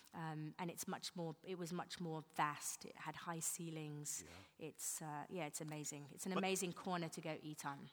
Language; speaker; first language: English; native; English